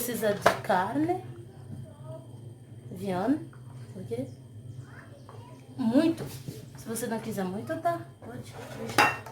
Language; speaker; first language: Portuguese; non-native, learner; Haitian Creole